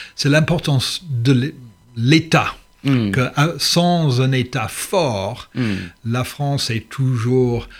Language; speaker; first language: French; non-native, fluent; English